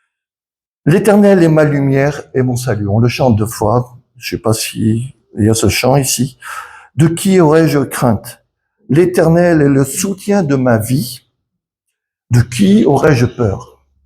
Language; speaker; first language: French; native; French